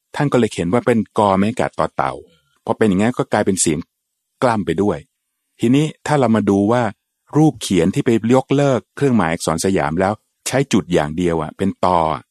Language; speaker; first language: Thai; native; Thai